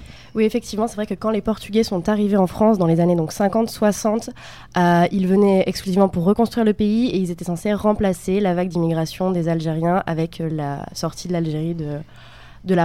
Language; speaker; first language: French; native; French